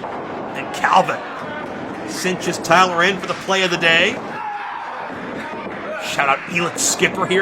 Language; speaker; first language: English; native; English